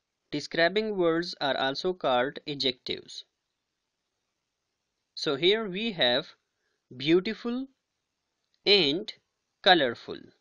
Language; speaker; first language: English; non-native, local second language; Urdu